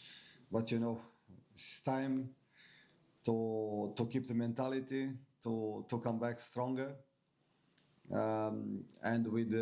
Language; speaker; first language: English; non-native, fluent; Portuguese